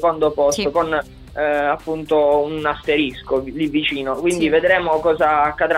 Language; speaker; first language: Italian; native; Italian